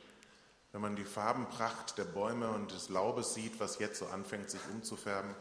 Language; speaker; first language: German; native; German